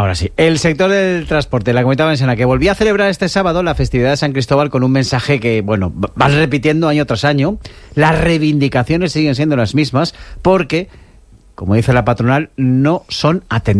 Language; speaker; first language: Spanish; native; Spanish